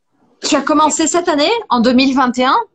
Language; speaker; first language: French; non-native, fluent; Portuguese